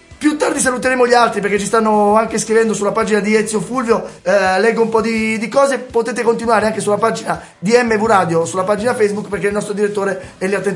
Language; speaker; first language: Italian; native; Italian